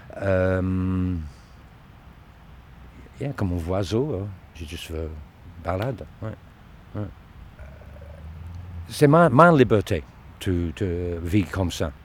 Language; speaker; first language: French; non-native, learner; Dutch